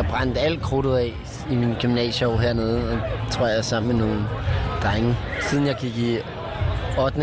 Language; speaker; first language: Danish; native; Danish